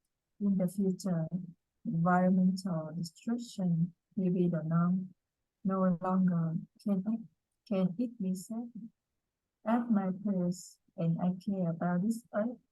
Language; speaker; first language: English; non-native, learner; Vietnamese